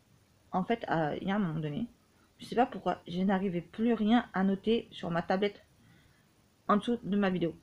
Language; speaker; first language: French; native; French